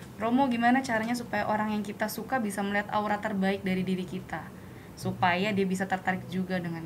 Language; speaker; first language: Indonesian; native; Indonesian